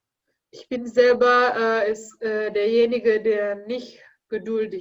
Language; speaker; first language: German; non-native, learner; Indonesian